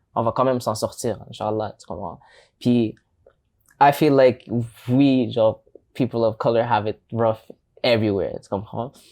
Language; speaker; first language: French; early bilingual, other home language; English